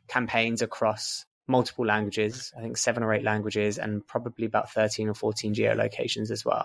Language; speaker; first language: English; native; English